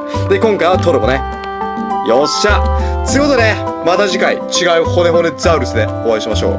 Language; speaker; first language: Japanese; native; Japanese